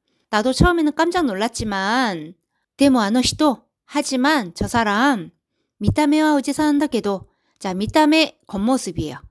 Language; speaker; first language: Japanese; non-native, fluent; Korean